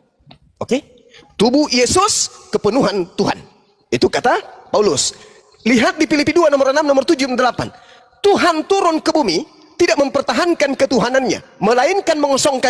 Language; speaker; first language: Indonesian; native; Indonesian